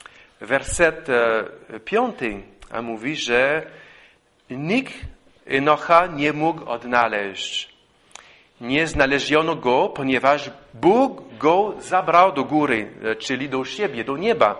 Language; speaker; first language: Polish; non-native, fluent; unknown